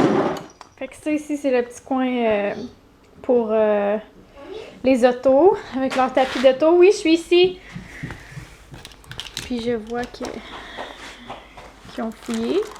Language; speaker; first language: French; native; French